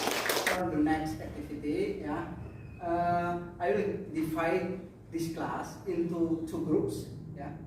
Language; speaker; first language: English; non-native, learner; Indonesian